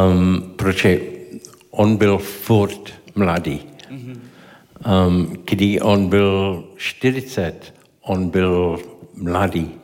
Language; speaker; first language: Czech; non-native, learner; English